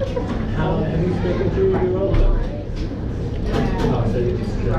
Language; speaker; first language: English; native; English